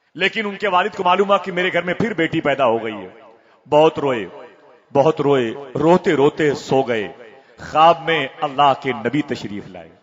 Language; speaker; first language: Urdu; native; Urdu